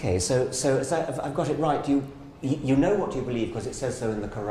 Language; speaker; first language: English; native; English